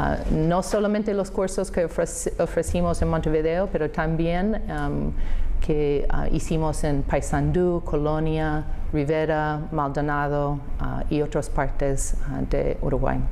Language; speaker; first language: Spanish; non-native, fluent; English